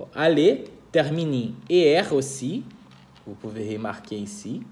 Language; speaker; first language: French; non-native, fluent; Portuguese